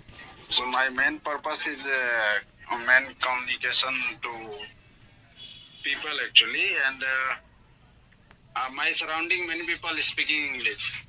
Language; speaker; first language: English; non-native, learner; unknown